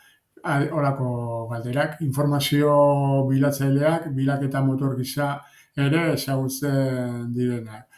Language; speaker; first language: Basque; native; Basque